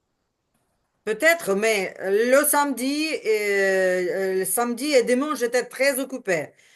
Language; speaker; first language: French; non-native, learner; Ukrainian